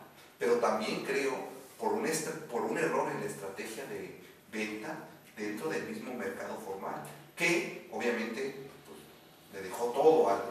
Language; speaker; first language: Spanish; native; Spanish